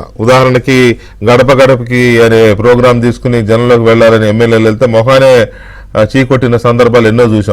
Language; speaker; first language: Telugu; native; Telugu